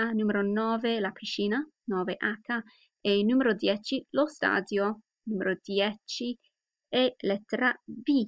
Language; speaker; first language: Italian; non-native, fluent; English